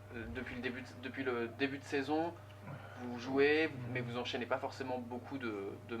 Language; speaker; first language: French; native; French